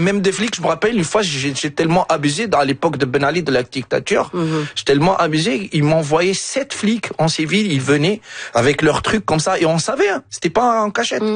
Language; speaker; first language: French; non-native, local second language; Arabic